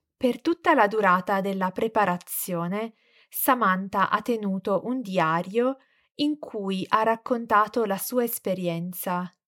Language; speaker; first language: Italian; native; Italian